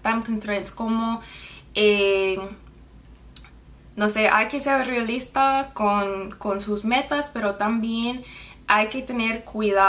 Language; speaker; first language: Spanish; non-native, fluent; English